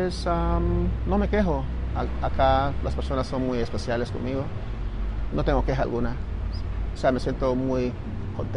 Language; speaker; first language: Spanish; native; Spanish